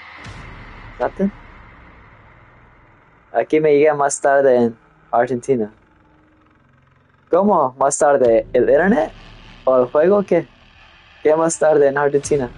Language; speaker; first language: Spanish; non-native, learner; English